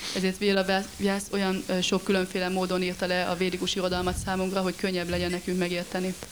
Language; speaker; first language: Hungarian; native; Hungarian